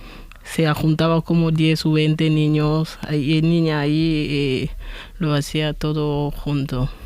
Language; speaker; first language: Spanish; non-native, fluent; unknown